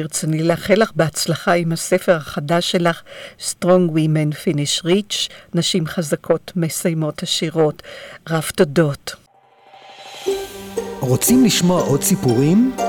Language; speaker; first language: Hebrew; native; Hebrew